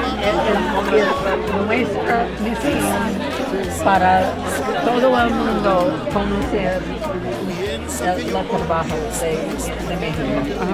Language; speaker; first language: Spanish; non-native, learner; English